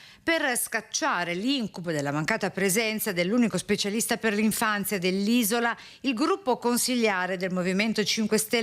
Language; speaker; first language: Italian; native; Italian